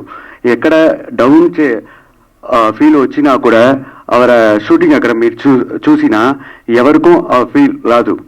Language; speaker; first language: Telugu; non-native, learner; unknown